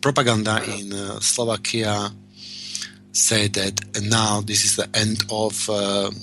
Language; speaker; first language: English; non-native, learner; Slovak